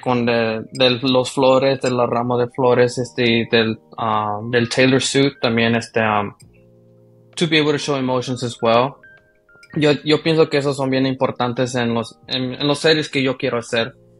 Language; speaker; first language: Spanish; early bilingual, heritage; Spanish